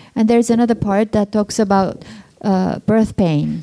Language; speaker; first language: English; non-native, fluent; Japanese